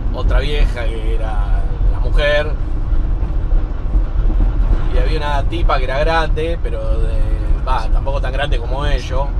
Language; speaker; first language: Spanish; native; Spanish